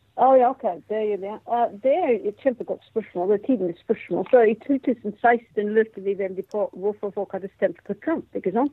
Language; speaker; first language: Norwegian; non-native, fluent; English